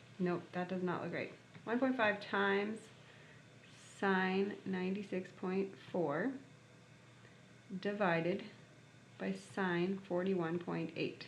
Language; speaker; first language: English; native; English